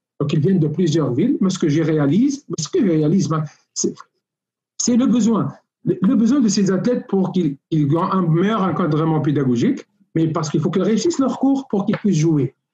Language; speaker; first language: French; non-native, local second language; Arabic